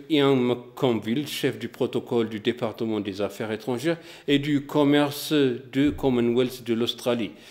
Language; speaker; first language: French; non-native, fluent; Amharic